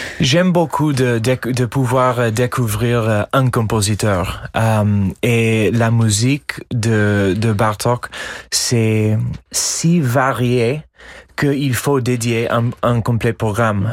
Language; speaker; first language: French; non-native, fluent; English